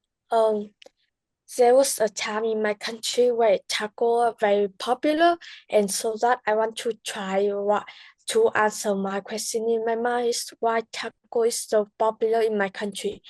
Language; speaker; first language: English; non-native, learner; Vietnamese